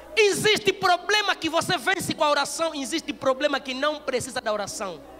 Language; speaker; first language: Portuguese; non-native, fluent; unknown